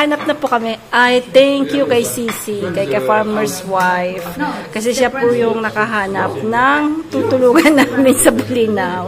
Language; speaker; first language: Filipino; native; Filipino